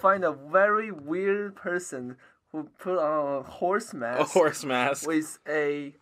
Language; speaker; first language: English; non-native, learner; Chinese